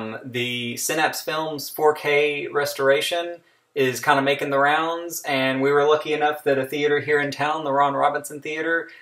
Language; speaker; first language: English; native; English